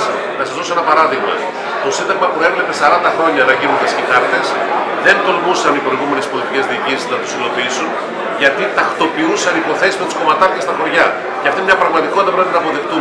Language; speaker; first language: Greek; native; Greek